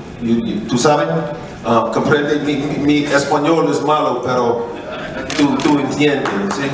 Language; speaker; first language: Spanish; non-native, learner; English